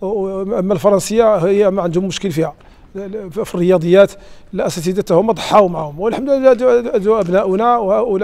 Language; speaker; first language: Arabic; native; Arabic